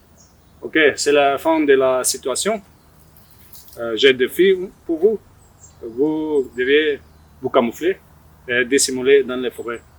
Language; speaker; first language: French; non-native, learner; Slovenian